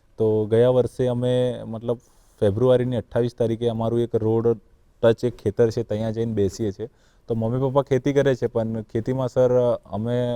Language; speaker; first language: Gujarati; non-native, local second language; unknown